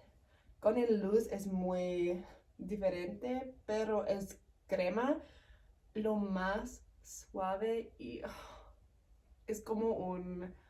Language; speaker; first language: Spanish; non-native, learner; English